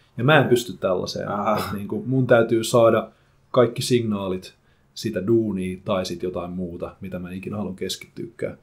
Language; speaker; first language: Finnish; native; Finnish